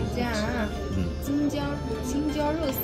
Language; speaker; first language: Japanese; non-native, learner; Chinese